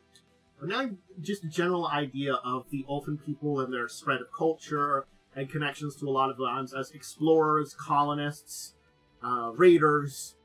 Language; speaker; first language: English; native; English